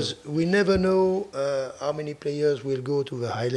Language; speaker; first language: English; non-native, fluent; French